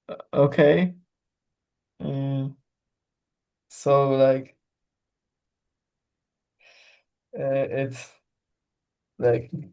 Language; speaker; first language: English; non-native, learner; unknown